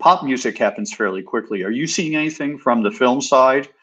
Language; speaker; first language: English; native; English